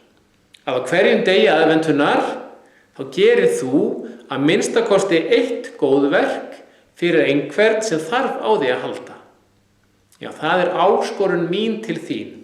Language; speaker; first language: Icelandic; native; Icelandic